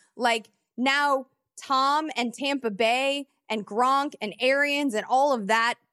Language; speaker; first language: English; native; English